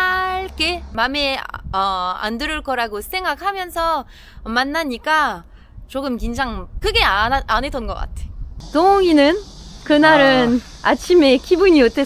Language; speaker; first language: Korean; non-native, fluent; French